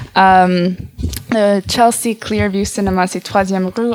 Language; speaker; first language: French; non-native, fluent; English